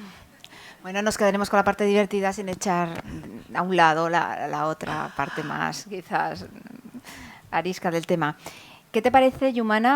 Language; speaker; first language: Spanish; native; Spanish